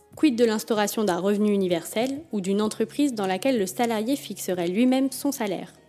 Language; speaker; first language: French; native; French